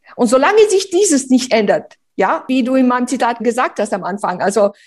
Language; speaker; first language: German; early bilingual, other home language; Romanian